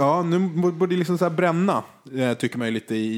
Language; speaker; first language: Swedish; native; Swedish